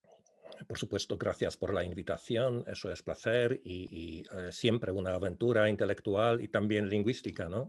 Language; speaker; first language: Spanish; non-native, fluent; Polish